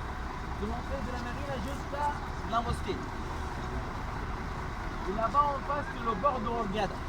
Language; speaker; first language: French; non-native, learner; Arabic